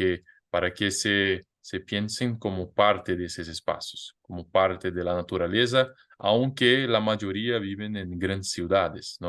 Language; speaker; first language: Spanish; non-native, fluent; Portuguese